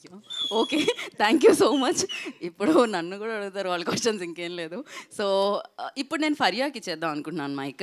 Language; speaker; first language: Telugu; native; Telugu